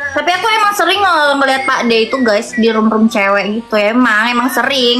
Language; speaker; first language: Indonesian; native; Indonesian